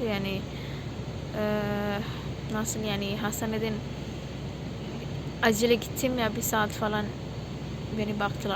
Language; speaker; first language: Turkish; non-native, learner; Indonesian